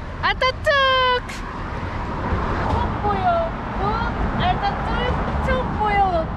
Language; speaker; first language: Turkish; non-native, learner; Korean